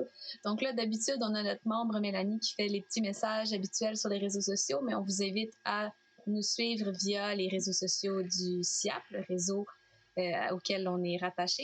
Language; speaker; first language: French; native; French